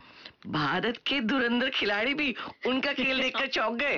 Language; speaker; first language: Hindi; native; Hindi